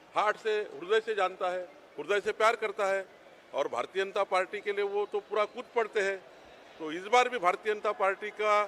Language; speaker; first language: Hindi; non-native, local second language; Marathi